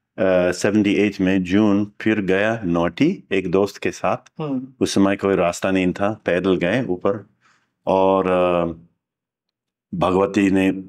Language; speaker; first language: Hindi; non-native, fluent; English